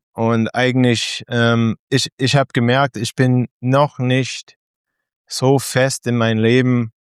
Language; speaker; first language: German; non-native, learner; English